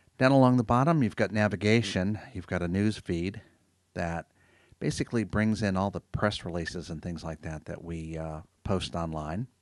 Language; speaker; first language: English; native; English